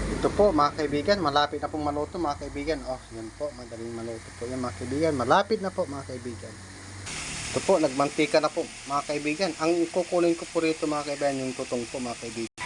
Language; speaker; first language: Filipino; non-native, local second language; Pangasinan